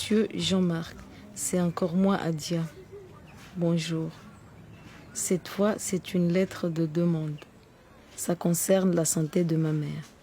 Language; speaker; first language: French; non-native, local second language; Comorian